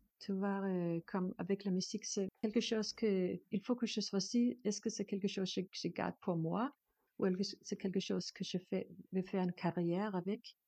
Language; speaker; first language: French; non-native, learner; Danish